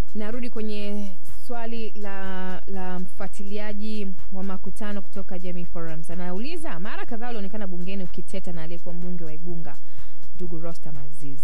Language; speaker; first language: Swahili; native; Swahili